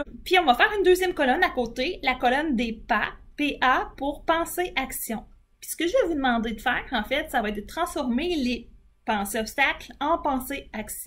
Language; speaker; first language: French; native; French